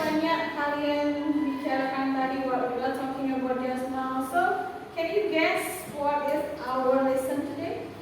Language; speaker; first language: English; non-native, fluent; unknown